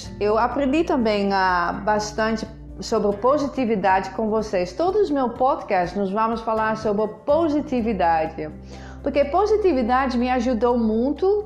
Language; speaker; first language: Portuguese; non-native, fluent; Dutch